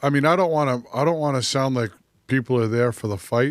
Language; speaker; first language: English; native; English